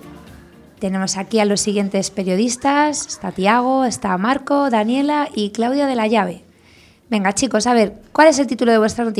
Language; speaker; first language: Spanish; native; Spanish